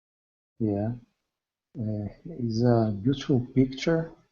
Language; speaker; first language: English; non-native, learner; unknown